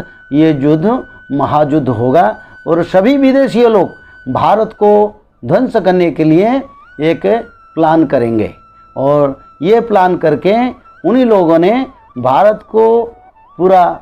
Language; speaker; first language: Hindi; non-native, local second language; Odia